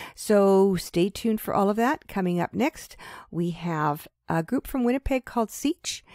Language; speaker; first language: English; early bilingual, other home language; Ukrainian